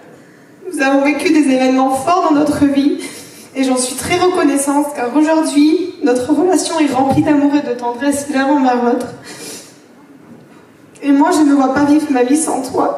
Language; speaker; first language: French; native; French